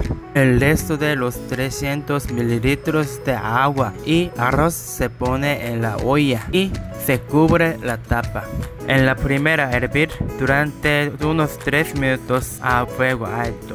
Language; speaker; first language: Spanish; non-native, learner; Korean